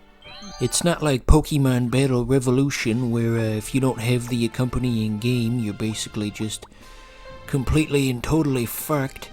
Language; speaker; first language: English; native; English